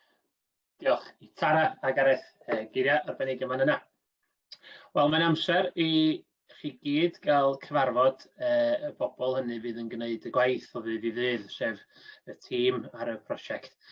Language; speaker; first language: Welsh; native; Welsh